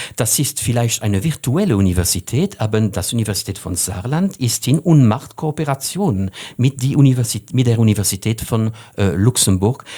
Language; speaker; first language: German; non-native, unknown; French